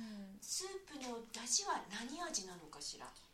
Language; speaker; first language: Japanese; native; Japanese